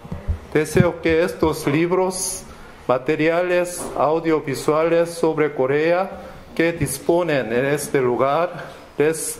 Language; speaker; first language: Spanish; non-native, learner; Korean